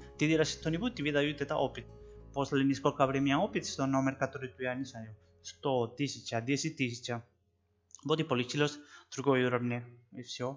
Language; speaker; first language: Russian; non-native, learner; Spanish